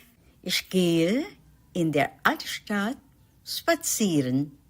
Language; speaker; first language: German; non-native, fluent; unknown